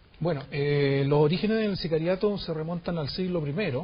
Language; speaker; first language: Spanish; native; Spanish